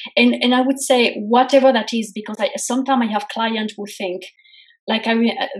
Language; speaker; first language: English; non-native, fluent; French